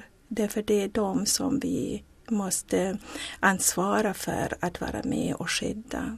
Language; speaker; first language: Swedish; non-native, fluent; Zulu